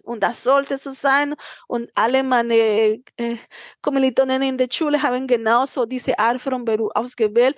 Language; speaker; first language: German; non-native, fluent; Spanish